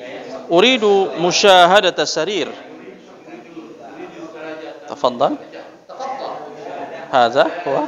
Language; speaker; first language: Arabic; non-native, fluent; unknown